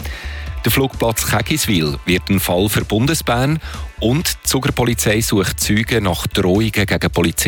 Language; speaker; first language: German; native; German